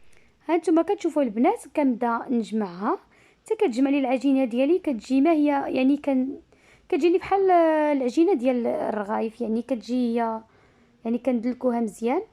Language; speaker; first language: Arabic; native; Arabic